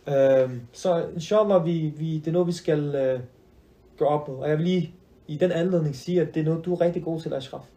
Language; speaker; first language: Danish; early bilingual, other home language; Arabic